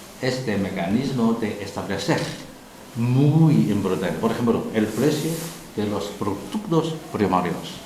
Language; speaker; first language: Spanish; non-native, learner; Chinese